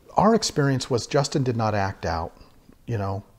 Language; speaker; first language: English; native; English